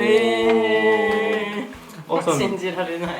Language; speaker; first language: Korean; non-native, learner; Japanese